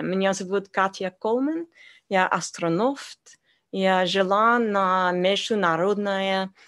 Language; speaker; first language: Russian; non-native, learner; English